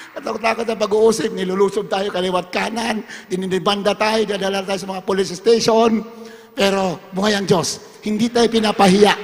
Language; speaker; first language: Filipino; non-native, local second language; Hiligaynon